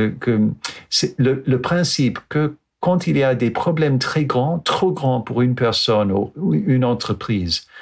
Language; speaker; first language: French; non-native, fluent; English